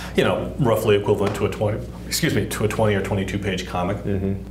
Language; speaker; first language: English; native; English